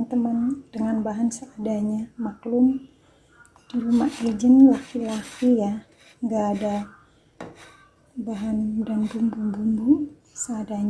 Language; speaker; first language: Indonesian; non-native, local second language; Javanese